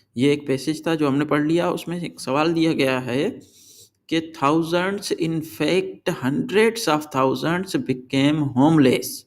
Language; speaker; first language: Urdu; non-native, local second language; Sindhi